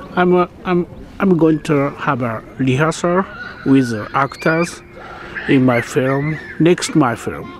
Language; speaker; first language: English; non-native, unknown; Japanese